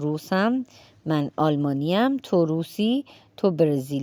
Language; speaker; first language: Persian; non-native, fluent; Urdu